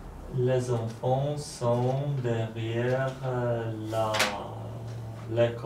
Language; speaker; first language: French; non-native, learner; Polish